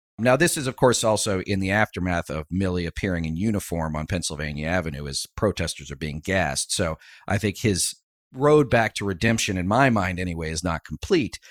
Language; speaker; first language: English; native; English